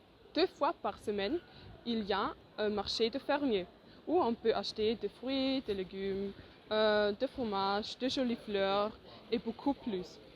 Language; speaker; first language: French; non-native, learner; German